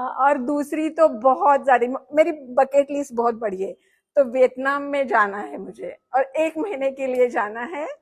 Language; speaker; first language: Hindi; non-native, local second language; Marathi